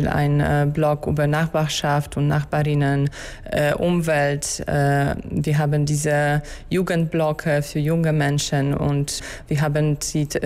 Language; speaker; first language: German; non-native, fluent; Polish